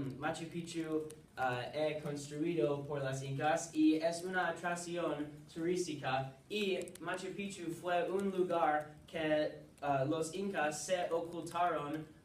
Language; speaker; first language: Spanish; non-native, learner; English